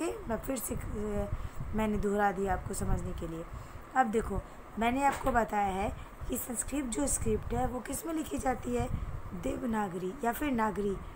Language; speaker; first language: Hindi; native; Hindi